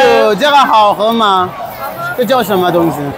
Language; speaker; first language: Chinese; non-native, fluent; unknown